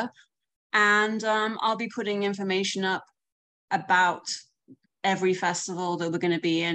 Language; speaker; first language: English; native; English